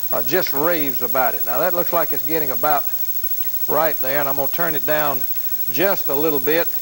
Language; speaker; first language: English; native; English